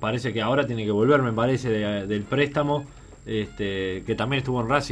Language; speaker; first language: Spanish; native; Spanish